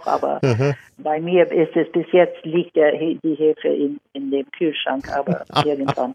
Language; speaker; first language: German; non-native, fluent; Swedish